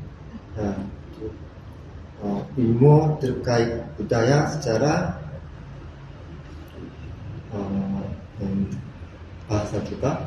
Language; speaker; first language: Indonesian; non-native, learner; Korean